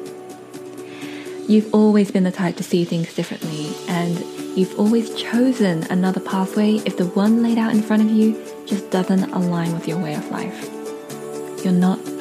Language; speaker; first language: English; native; English